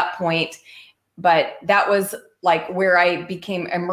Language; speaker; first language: English; native; English